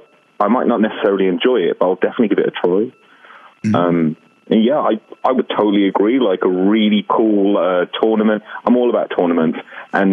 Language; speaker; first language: English; native; English